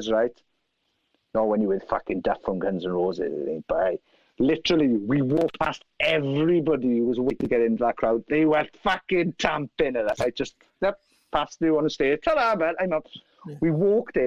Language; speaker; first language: English; native; English